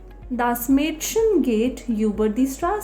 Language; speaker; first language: German; non-native, fluent; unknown